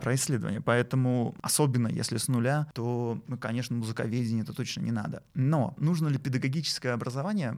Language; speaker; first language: Russian; native; Russian